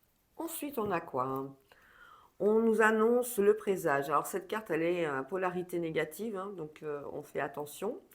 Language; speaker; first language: French; native; French